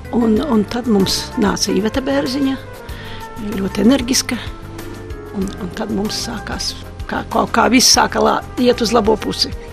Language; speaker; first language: Latvian; non-native, local second language; Polish